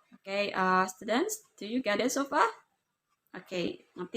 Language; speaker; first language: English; non-native, learner; Indonesian